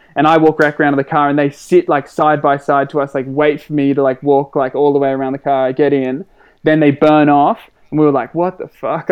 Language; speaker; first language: English; native; English